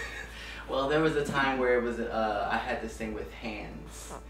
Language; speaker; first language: English; native; English